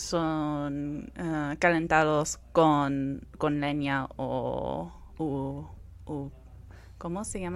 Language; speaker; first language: Spanish; non-native, fluent; English